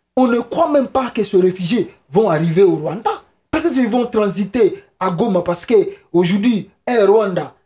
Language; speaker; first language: French; non-native, local second language; Lingala